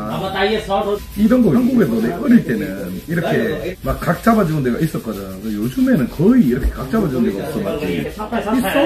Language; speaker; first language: Korean; native; Korean